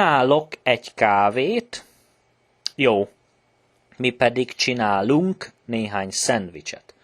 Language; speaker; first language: Hungarian; non-native, learner; English